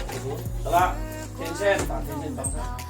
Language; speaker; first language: Chinese; native; Chinese